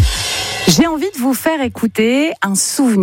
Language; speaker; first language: French; native; French